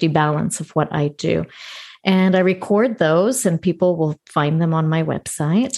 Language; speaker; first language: English; native; English